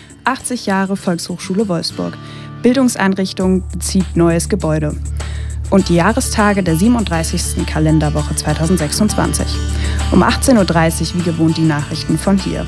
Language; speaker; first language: German; native; German